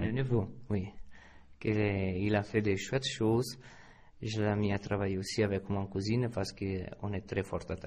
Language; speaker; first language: French; non-native, fluent; Italian